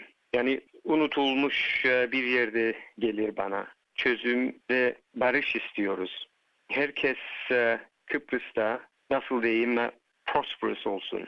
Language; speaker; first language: Turkish; early bilingual, heritage; Turkish